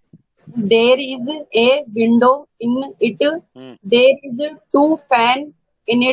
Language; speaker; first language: English; non-native, learner; Hindi